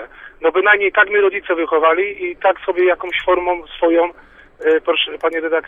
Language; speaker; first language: Polish; native; Polish